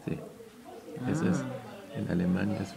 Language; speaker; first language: Spanish; non-native, learner; German